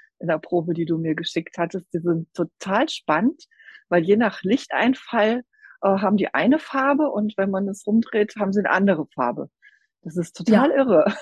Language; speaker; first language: German; native; German